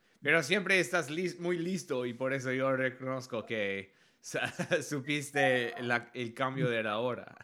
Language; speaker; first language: Spanish; non-native, learner; English